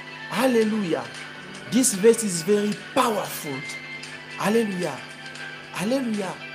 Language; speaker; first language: English; non-native, fluent; Lingala